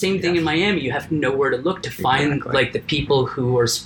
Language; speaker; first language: English; native; English